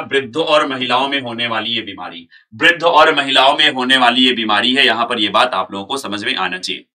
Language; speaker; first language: Hindi; native; Hindi